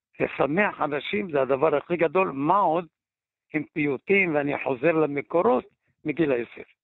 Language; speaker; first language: Hebrew; native; Hebrew